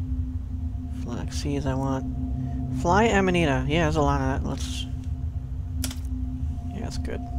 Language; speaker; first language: English; native; English